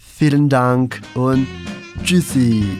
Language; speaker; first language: German; non-native, fluent; Portuguese